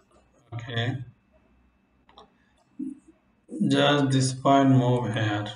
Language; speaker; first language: English; non-native, local second language; Bangla